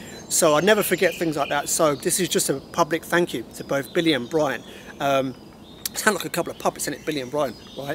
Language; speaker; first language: English; native; English